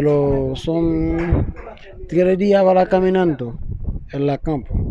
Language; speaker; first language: Spanish; non-native, learner; Haitian Creole